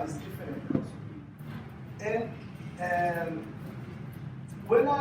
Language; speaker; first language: English; non-native, fluent; Portuguese